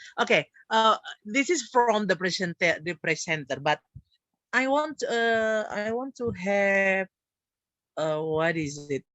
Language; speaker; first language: English; non-native, learner; Indonesian